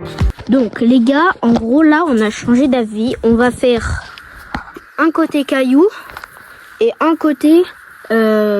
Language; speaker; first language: French; native; French